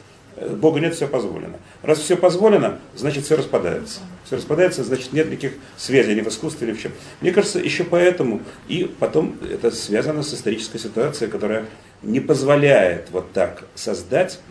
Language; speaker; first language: Russian; native; Russian